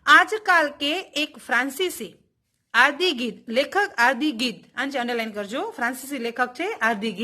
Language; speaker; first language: Hindi; non-native, local second language; Gujarati